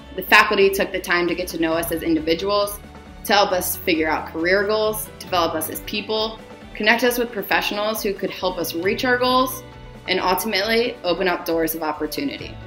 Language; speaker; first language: English; native; English